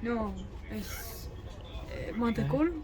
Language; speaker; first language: Spanish; non-native, fluent; Polish